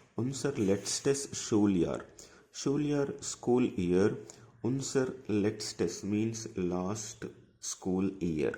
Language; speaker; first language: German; non-native, fluent; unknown